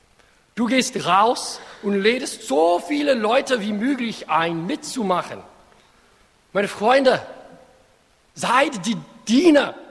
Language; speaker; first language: German; non-native, fluent; English